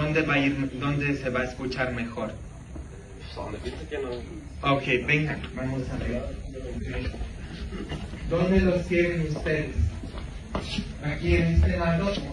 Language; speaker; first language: Spanish; non-native, fluent; English